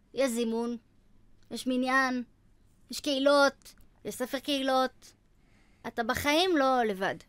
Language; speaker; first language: Hebrew; native; Hebrew